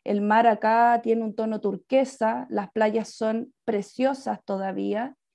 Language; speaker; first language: Spanish; native; Spanish